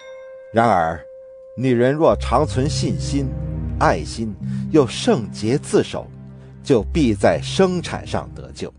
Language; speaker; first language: Chinese; native; Chinese